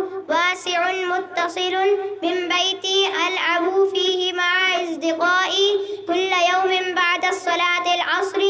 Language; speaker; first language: Arabic; non-native, learner; Urdu